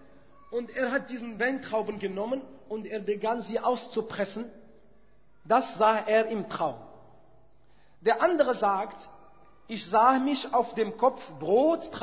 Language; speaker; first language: German; non-native, fluent; Arabic